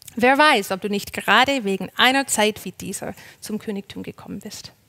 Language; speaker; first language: German; non-native, fluent; English